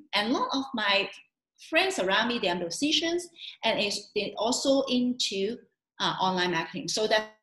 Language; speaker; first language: English; non-native, local second language; Cantonese